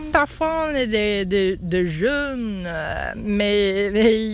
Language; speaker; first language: French; non-native, fluent; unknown